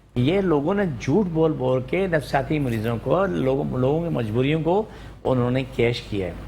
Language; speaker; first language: Urdu; non-native, local second language; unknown